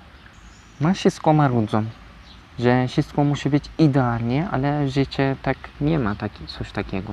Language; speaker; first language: Polish; non-native, learner; Turkish